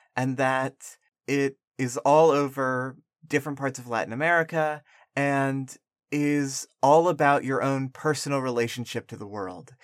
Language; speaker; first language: English; early bilingual, other home language; Spanish